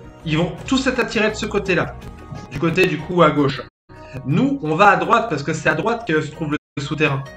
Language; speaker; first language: French; native; French